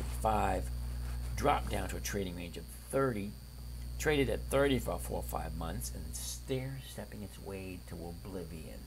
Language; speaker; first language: English; native; English